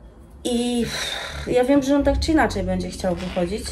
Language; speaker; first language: Polish; native; Polish